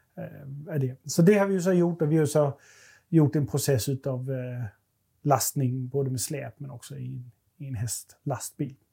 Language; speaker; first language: Swedish; non-native, fluent; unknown